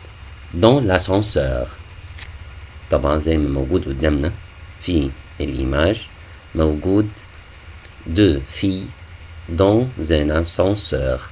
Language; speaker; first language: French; non-native, fluent; Arabic